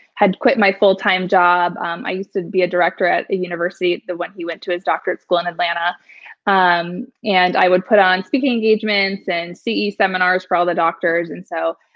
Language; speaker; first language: English; native; English